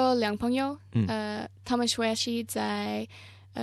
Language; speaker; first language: Chinese; non-native, learner; English